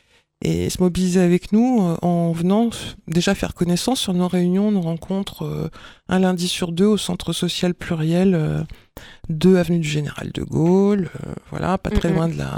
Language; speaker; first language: French; native; French